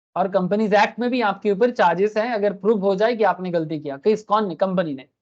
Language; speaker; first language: Hindi; non-native, local second language; Bangla